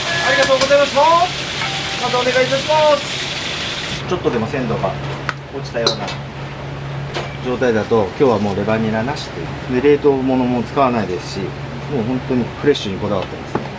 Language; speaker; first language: Japanese; native; Japanese